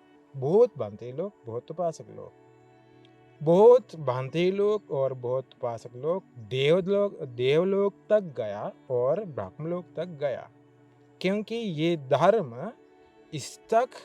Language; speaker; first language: Hindi; non-native, learner; Sinhala